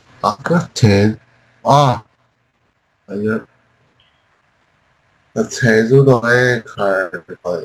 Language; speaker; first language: Korean; non-native, learner; Chinese